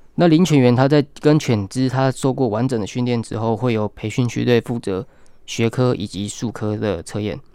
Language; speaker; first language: Chinese; native; Chinese